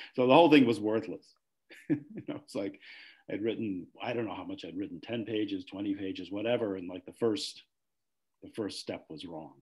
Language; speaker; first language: English; native; English